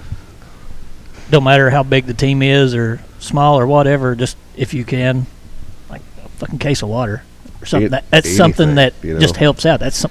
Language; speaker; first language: English; native; English